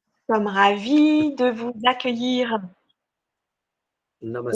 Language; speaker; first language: French; native; French